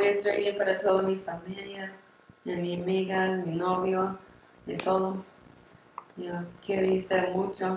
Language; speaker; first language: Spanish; non-native, learner; English